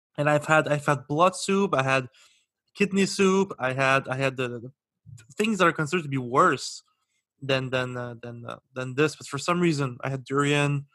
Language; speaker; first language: English; non-native, local second language; French